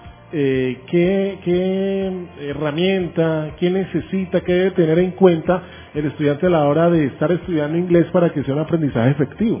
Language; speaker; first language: Spanish; native; Spanish